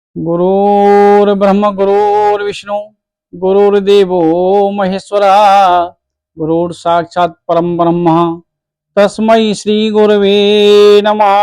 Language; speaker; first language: Hindi; native; Hindi